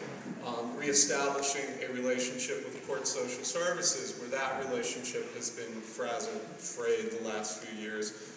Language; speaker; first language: English; native; English